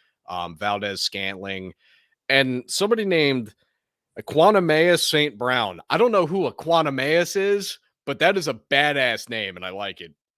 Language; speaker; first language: English; native; English